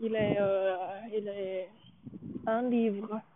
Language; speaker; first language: French; non-native, learner; Chinese